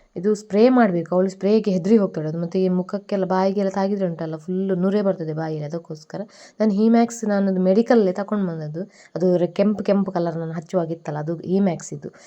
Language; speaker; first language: Kannada; native; Kannada